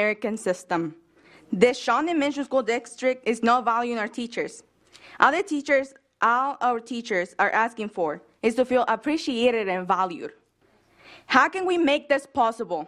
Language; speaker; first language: English; non-native, fluent; Spanish